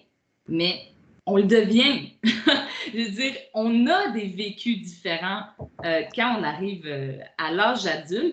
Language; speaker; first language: French; native; French